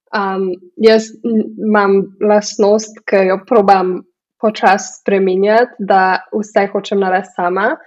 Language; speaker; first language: Slovenian; early bilingual, heritage; Slovenian